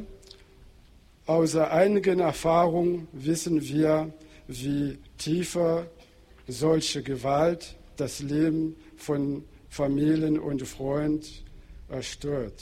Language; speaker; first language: German; non-native, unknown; Portuguese